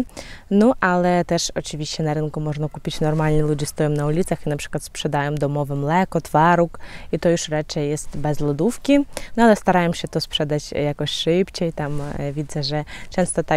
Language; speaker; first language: Polish; non-native, fluent; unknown